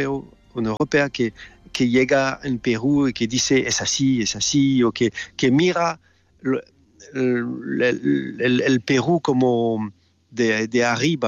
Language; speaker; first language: Spanish; non-native, fluent; French